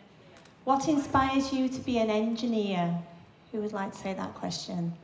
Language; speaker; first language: English; native; English